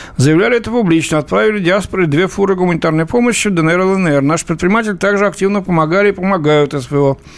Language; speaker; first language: Russian; native; Russian